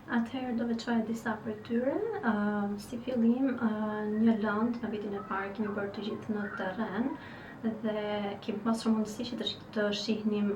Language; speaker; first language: Albanian; native; Albanian